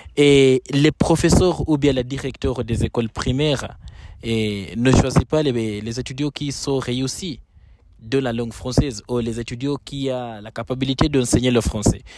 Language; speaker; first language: French; non-native, fluent; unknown